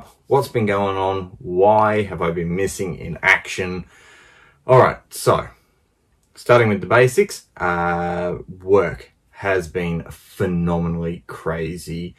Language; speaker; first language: English; native; English